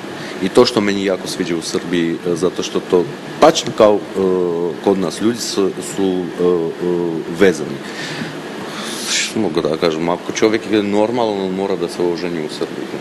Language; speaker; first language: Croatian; non-native, fluent; Armenian